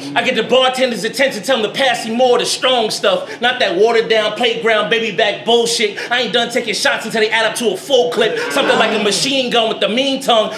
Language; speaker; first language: English; native; English